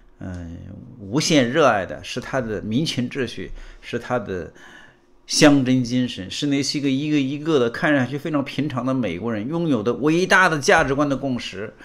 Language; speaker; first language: Chinese; native; Chinese